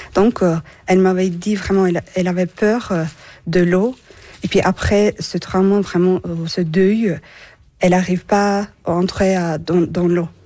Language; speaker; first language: French; non-native, learner; Turkish